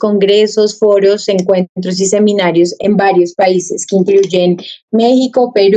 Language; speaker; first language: Spanish; native; Spanish